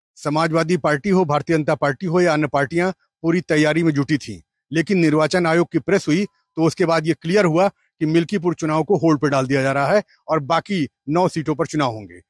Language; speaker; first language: Hindi; native; Hindi